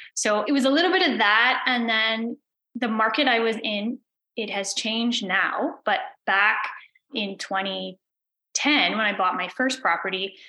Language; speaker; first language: English; native; English